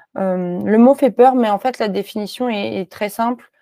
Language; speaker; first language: French; native; French